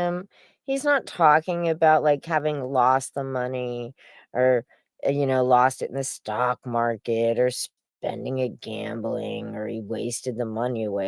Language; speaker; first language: English; native; English